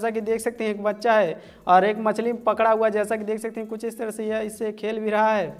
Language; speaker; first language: Hindi; native; Hindi